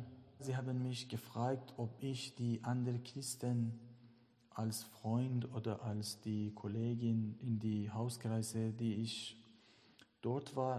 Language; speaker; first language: German; non-native, learner; Persian